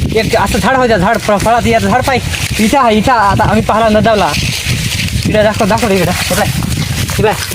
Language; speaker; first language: Marathi; native; Marathi